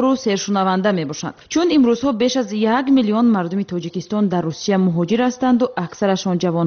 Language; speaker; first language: Tajik; native; Tajik